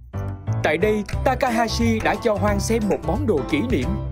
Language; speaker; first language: Vietnamese; native; Vietnamese